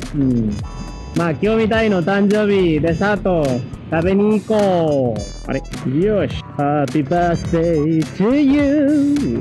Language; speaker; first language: Japanese; non-native, fluent; Spanish